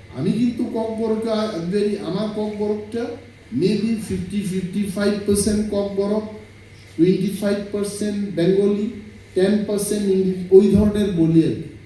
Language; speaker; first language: Bangla; non-native, local second language; Kok Borok